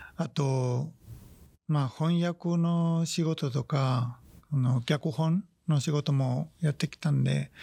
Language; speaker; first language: Japanese; non-native, fluent; Spanish